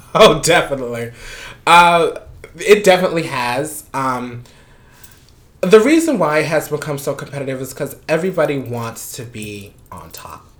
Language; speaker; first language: English; non-native, fluent; Spanish